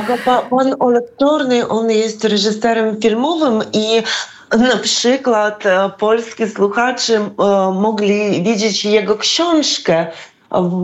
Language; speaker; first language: Polish; non-native, fluent; Ukrainian